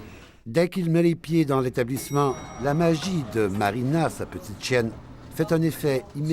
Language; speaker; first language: French; native; French